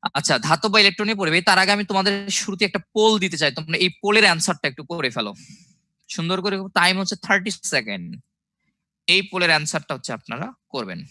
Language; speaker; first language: Bangla; native; Bangla